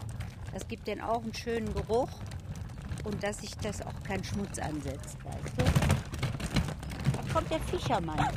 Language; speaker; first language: German; native; German